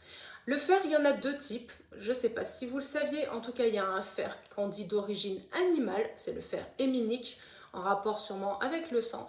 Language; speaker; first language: French; native; French